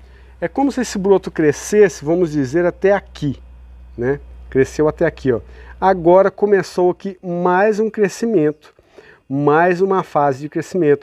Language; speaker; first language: Portuguese; native; Portuguese